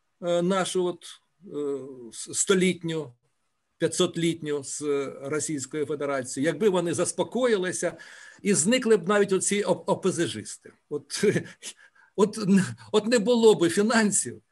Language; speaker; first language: Ukrainian; native; Ukrainian